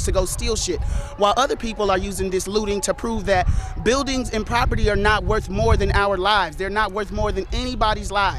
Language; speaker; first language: English; native; English